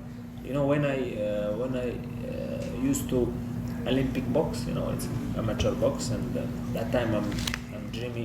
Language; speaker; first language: English; non-native, learner; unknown